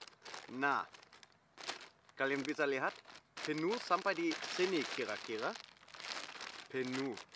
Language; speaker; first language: Indonesian; non-native, fluent; German